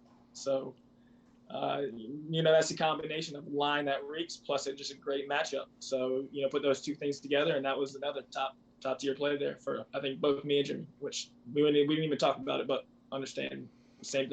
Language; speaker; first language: English; native; English